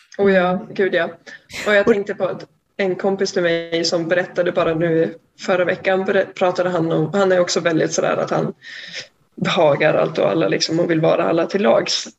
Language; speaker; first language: Swedish; native; Swedish